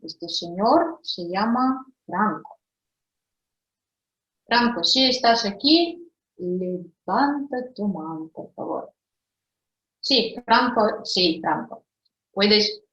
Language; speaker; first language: Spanish; non-native, fluent; Russian